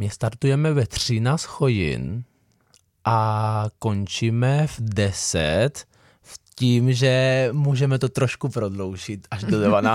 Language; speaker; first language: Czech; non-native, fluent; Spanish